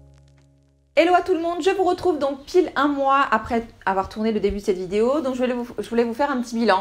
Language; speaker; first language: French; native; French